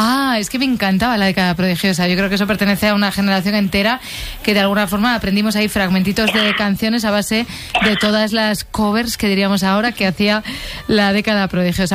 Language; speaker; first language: Spanish; native; Spanish